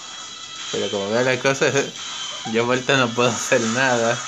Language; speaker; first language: Spanish; native; Spanish